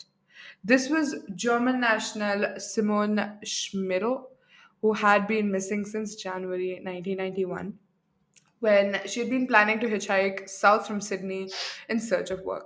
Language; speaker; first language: English; non-native, local second language; Arabic